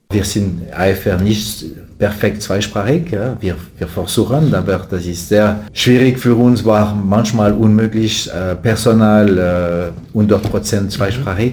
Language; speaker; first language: German; non-native, learner; French